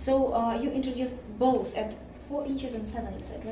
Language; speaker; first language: English; non-native, fluent; Russian